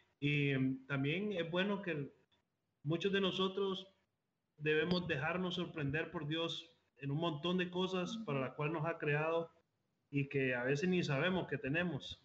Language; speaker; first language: Spanish; native; Spanish